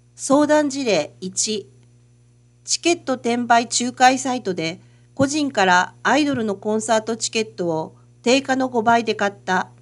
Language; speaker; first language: Japanese; native; Japanese